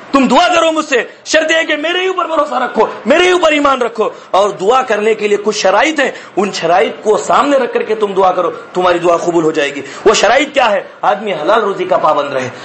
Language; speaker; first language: Urdu; native; Urdu